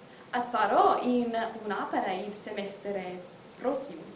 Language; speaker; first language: Italian; non-native, learner; English